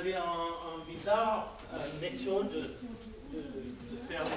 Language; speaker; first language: French; non-native, fluent; English